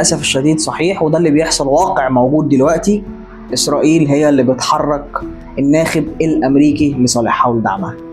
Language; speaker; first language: Arabic; native; Arabic